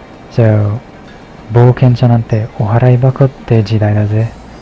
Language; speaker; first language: Japanese; non-native, fluent; English